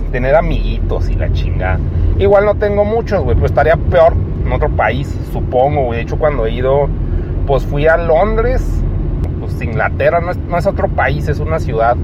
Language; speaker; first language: Spanish; native; Spanish